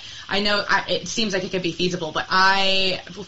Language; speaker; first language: English; native; English